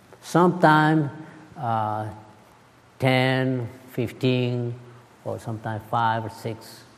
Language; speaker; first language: English; non-native, learner; Spanish